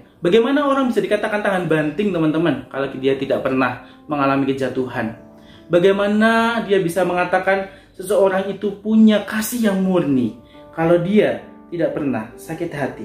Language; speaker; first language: Indonesian; native; Indonesian